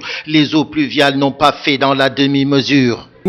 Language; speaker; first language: French; non-native, local second language; Wolof